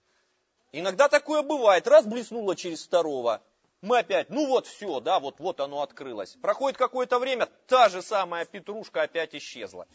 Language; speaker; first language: Russian; native; Russian